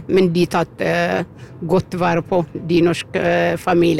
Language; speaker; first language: Norwegian; non-native, learner; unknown